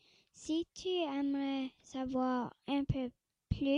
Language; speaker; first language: French; non-native, local second language; English